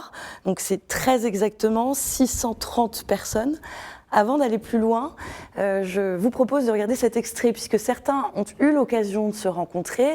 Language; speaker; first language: French; native; French